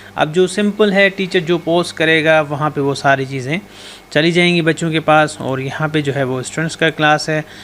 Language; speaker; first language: Urdu; non-native, local second language; Sindhi